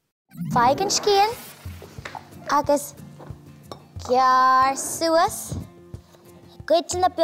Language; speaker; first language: Irish; native; Irish